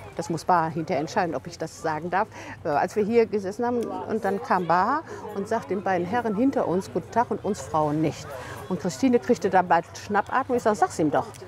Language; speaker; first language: German; native; German